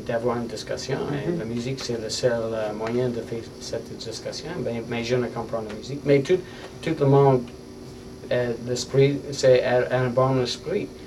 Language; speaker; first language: French; non-native, learner; English